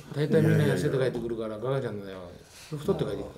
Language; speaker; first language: Japanese; non-native, fluent; Georgian